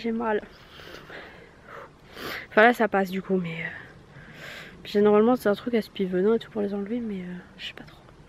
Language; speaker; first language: French; native; French